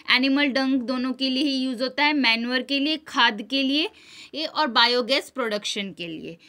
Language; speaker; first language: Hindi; non-native, local second language; Gujarati